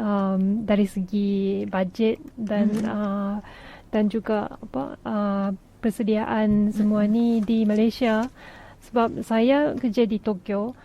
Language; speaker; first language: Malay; non-native, fluent; Japanese